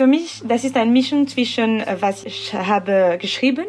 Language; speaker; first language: German; non-native, learner; French